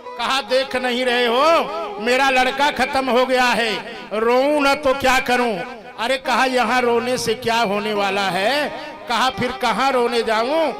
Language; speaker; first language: Hindi; native; Hindi